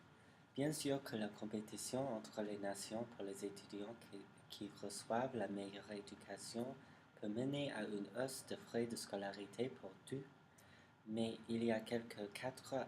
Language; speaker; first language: French; non-native, learner; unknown